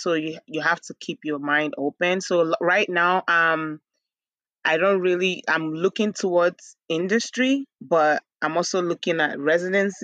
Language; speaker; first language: English; non-native, local second language; Igbo